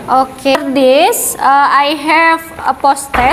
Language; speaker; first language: English; non-native, learner; Indonesian